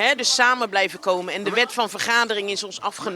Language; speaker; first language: Dutch; native; Dutch